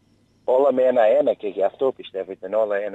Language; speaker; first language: Greek; non-native, learner; Portuguese